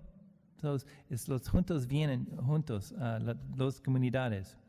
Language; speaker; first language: Spanish; non-native, learner; English